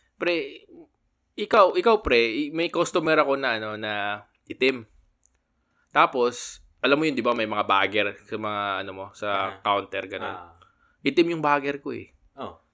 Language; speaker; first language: Filipino; native; Filipino